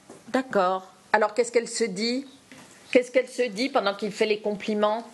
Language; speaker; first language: French; native; French